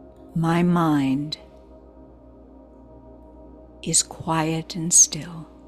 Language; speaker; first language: English; native; English